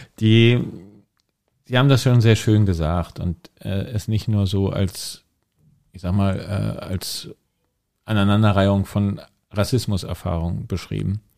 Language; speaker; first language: German; native; German